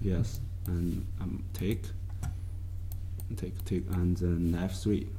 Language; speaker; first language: English; non-native, learner; Chinese